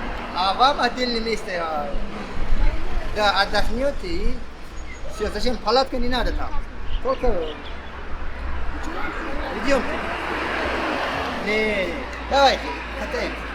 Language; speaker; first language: Russian; non-native, local second language; Tajik